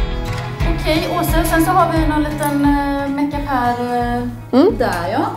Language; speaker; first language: Swedish; native; Swedish